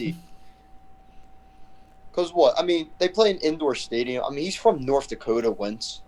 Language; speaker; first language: English; native; English